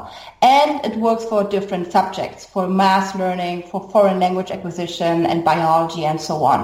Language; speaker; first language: English; non-native, fluent; German